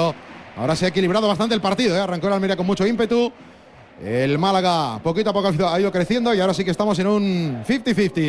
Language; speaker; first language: Spanish; native; Spanish